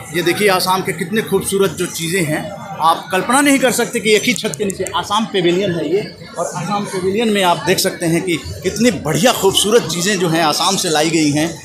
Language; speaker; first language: Hindi; native; Hindi